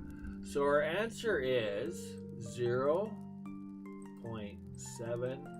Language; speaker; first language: English; native; English